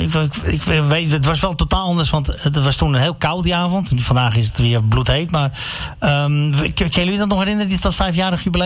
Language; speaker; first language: Dutch; native; Dutch